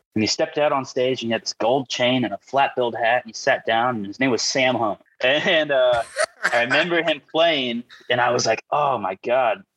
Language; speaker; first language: English; native; English